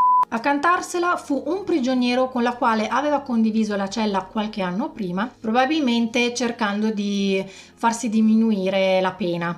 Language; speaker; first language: Italian; native; Italian